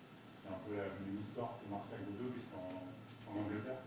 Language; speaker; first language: French; native; French